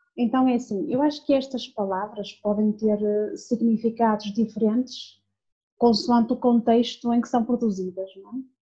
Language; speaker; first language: Portuguese; native; Portuguese